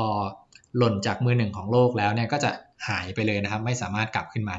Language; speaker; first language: Thai; native; Thai